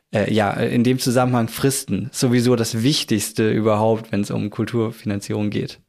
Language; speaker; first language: German; native; German